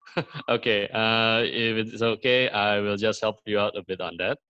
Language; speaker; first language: English; early bilingual, other home language; Indonesian